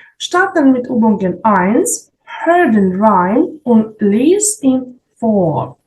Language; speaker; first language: German; non-native, fluent; Ukrainian